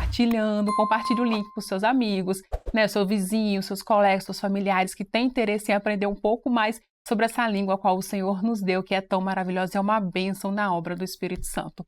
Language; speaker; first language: Portuguese; native; Portuguese